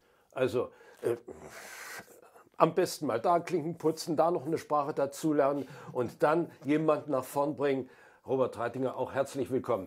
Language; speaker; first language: German; native; German